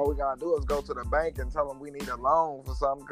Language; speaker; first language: English; native; English